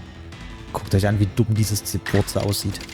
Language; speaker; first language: German; native; German